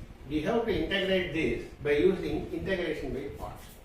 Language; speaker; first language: English; non-native, local second language; Tamil